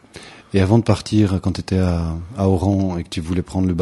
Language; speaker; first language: French; native; French